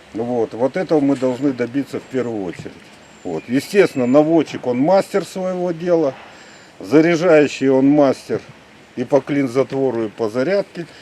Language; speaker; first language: Russian; native; Russian